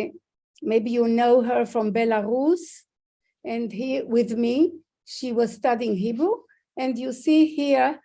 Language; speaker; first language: English; non-native, fluent; Hebrew